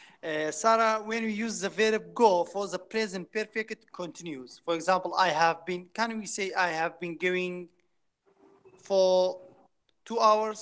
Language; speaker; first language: English; non-native, fluent; Kurdish